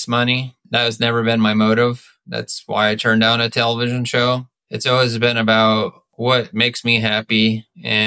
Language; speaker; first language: English; native; English